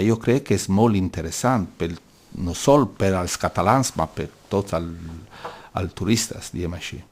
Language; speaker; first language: Catalan; non-native, local second language; Italian